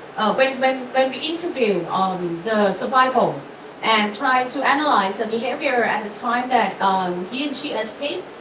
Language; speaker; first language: English; non-native, fluent; Thai